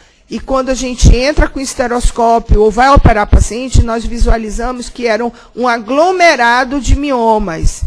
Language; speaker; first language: Portuguese; native; Portuguese